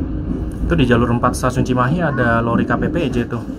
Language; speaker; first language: Indonesian; native; Indonesian